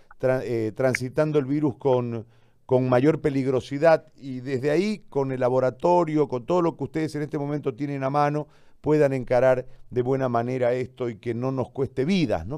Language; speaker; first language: Spanish; native; Spanish